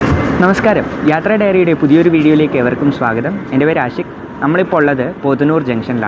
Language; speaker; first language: Malayalam; native; Malayalam